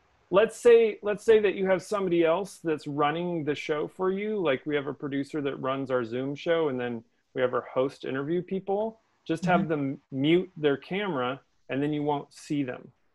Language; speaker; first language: English; native; English